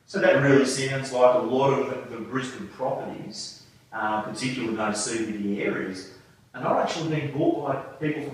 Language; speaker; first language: English; native; English